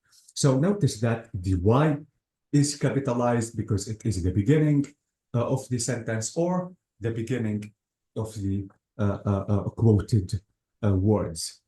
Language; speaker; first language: English; non-native, fluent; Arabic